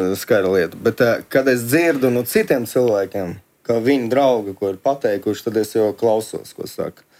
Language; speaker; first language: Latvian; early bilingual, other home language; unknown